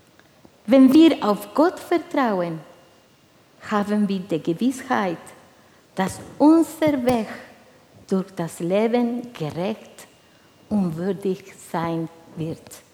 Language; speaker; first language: German; non-native, fluent; Spanish